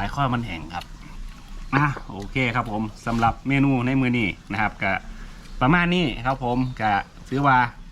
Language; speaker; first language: Thai; native; Thai